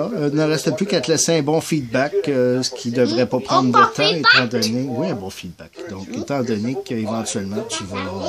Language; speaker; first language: French; native; French